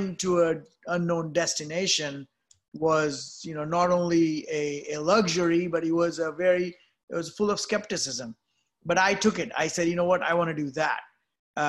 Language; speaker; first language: English; non-native, local second language; Gujarati